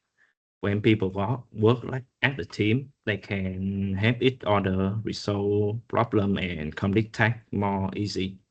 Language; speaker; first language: English; non-native, learner; Vietnamese